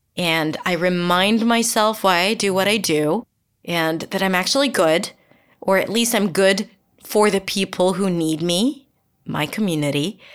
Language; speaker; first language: English; non-native, fluent; Hebrew